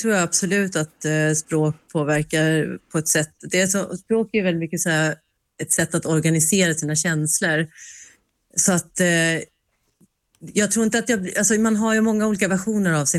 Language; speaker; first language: Swedish; native; Swedish